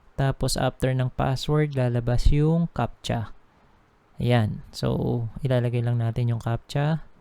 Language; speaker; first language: Filipino; native; Filipino